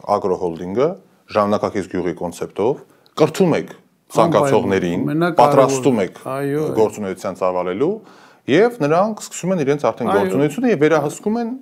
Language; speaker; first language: Armenian; native; Armenian